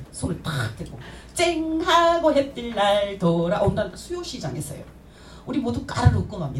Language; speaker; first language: Korean; native; Korean